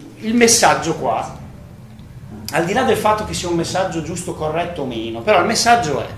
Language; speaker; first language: Italian; native; Italian